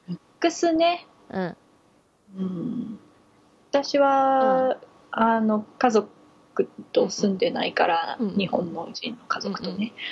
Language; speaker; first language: Japanese; early bilingual, heritage; Japanese